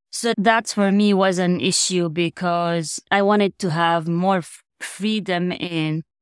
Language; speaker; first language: English; non-native, fluent; Arabic